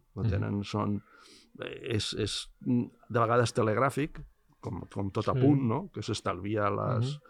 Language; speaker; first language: Catalan; non-native, local second language; Spanish